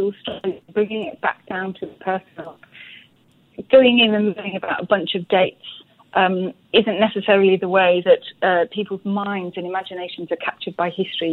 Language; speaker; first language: English; native; English